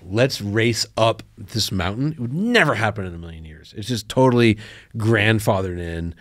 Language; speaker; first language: English; native; English